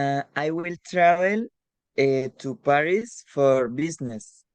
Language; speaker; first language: English; non-native, learner; Spanish